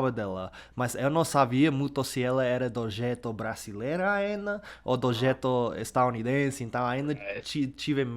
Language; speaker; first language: Portuguese; non-native, fluent; English